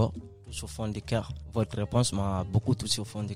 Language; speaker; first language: French; non-native, local second language; Fula